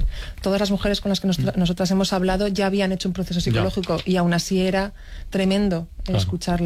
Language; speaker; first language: Spanish; native; Spanish